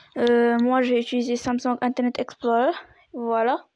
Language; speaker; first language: French; non-native, local second language; Arabic